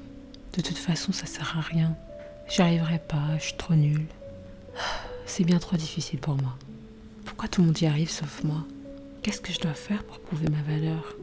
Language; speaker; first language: French; native; French